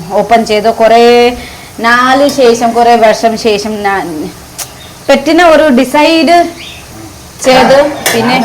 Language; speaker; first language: Malayalam; non-native, fluent; Nepali